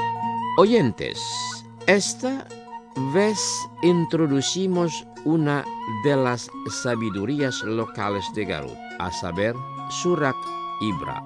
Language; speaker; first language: Spanish; non-native, fluent; Indonesian